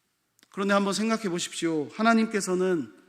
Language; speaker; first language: Korean; native; Korean